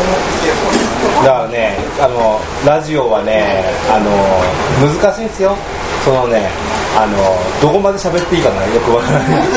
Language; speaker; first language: Japanese; native; Japanese